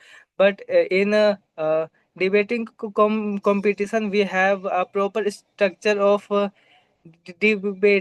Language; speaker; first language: English; non-native, local second language; Hindi